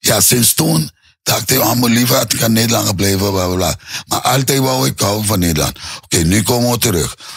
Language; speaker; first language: Dutch; non-native, local second language; Papiamento